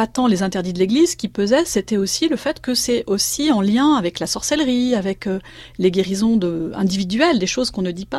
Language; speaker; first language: French; native; French